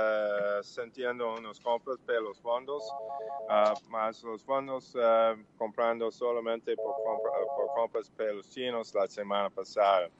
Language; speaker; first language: Portuguese; non-native, learner; English